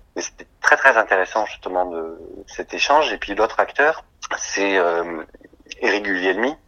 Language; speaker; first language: French; native; French